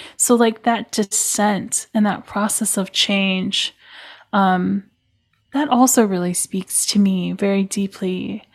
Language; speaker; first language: English; native; English